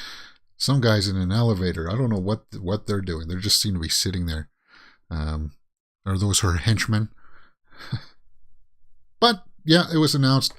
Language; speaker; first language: English; native; English